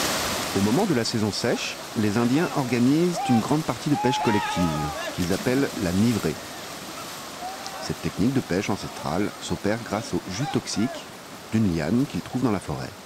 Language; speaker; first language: French; native; French